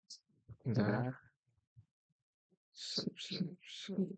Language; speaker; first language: Indonesian; native; Indonesian